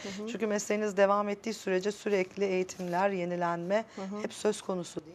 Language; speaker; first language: Turkish; native; Turkish